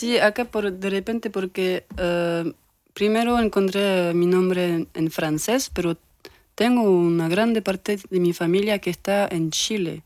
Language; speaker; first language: Spanish; early bilingual, heritage; French